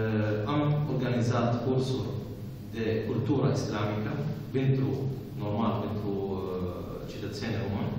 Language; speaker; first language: Romanian; non-native, fluent; Arabic